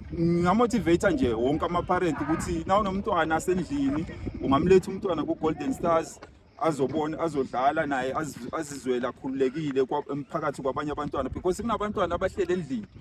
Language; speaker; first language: Zulu; native; Zulu